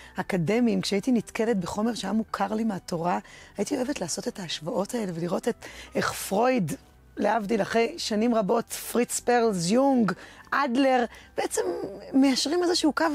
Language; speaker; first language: Hebrew; native; Hebrew